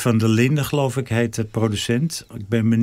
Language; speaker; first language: Dutch; native; Dutch